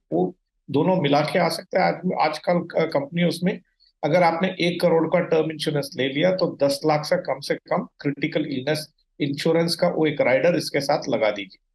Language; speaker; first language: Hindi; non-native, local second language; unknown